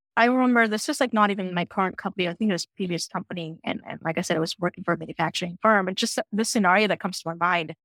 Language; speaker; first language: English; non-native, local second language; Gujarati